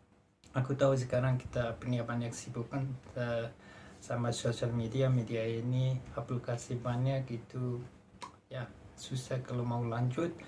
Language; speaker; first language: Indonesian; non-native, fluent; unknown